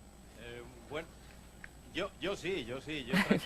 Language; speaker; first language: Spanish; native; Spanish